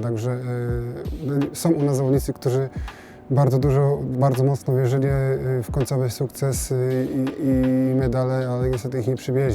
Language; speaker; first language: Polish; native; Polish